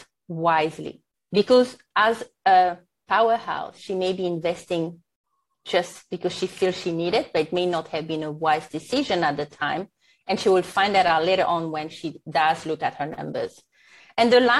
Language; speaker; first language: English; non-native, fluent; French